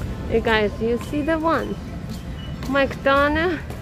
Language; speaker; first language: English; non-native, learner; Chinese